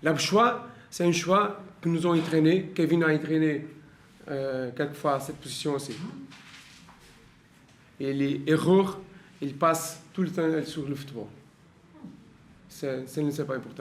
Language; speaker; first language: French; non-native, learner; Portuguese